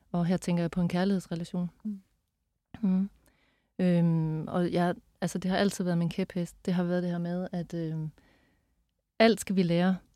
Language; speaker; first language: Danish; native; Danish